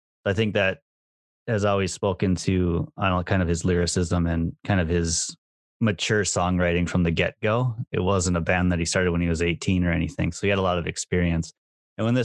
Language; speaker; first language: English; native; English